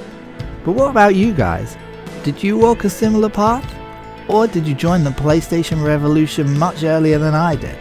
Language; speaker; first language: English; native; English